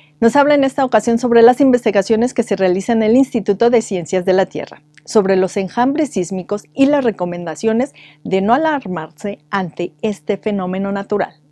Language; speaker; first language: Spanish; native; Spanish